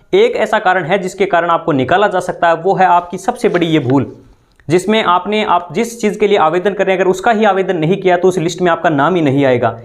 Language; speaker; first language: Hindi; native; Hindi